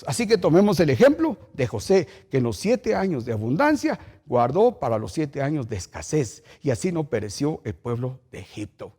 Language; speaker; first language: Spanish; native; Spanish